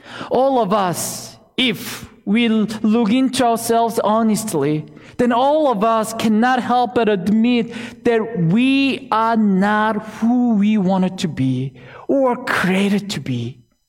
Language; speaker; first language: English; non-native, fluent; Korean